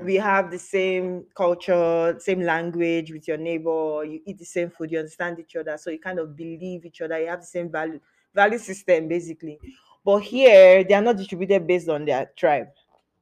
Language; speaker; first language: English; non-native, local second language; Yoruba